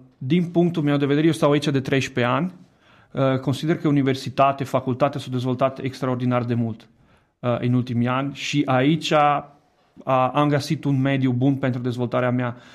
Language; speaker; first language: Romanian; non-native, fluent; Italian